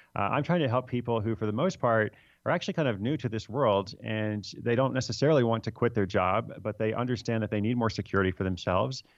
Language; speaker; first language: English; native; English